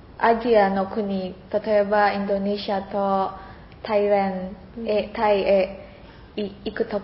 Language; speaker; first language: Japanese; non-native, learner; Indonesian